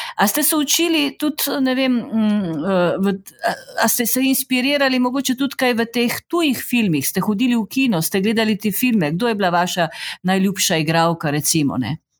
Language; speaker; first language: Slovenian; native; Slovenian